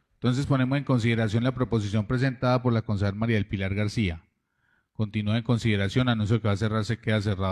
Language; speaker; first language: Spanish; native; Spanish